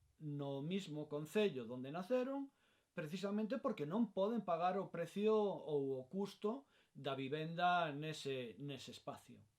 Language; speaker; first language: Galician; non-native, local second language; Spanish